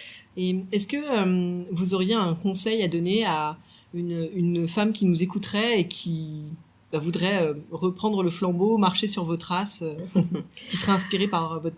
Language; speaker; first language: French; native; French